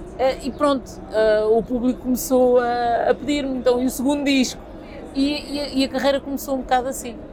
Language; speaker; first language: Portuguese; early bilingual, other home language; Kabuverdianu